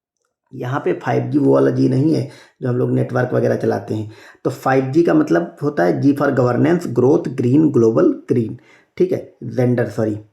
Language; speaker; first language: Hindi; native; Hindi